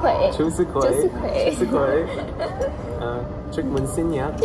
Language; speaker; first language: Vietnamese; non-native, learner; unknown